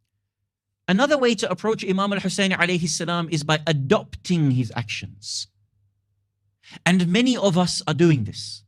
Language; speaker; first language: English; native; English